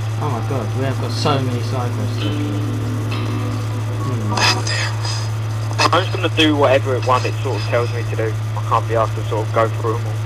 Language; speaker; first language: English; native; English